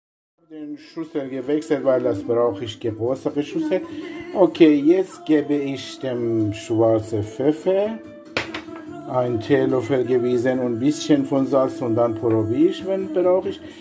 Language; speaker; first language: German; non-native, learner; Persian